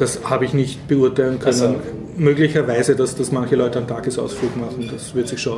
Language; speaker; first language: German; native; German